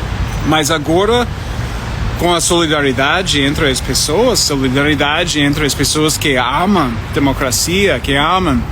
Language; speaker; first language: Portuguese; non-native, fluent; English